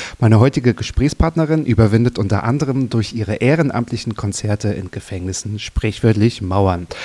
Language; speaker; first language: German; native; German